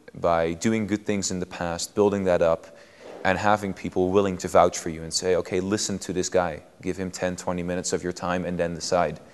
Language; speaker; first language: English; non-native, fluent; Dutch